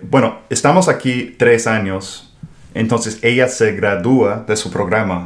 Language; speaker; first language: Spanish; non-native, fluent; English